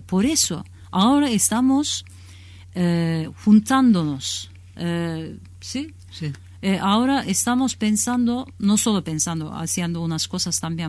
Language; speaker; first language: Spanish; non-native, learner; Kurdish